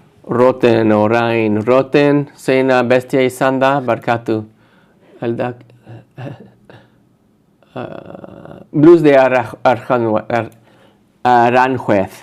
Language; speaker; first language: Basque; non-native, learner; English